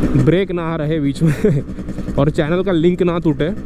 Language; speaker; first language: Hindi; non-native, local second language; Odia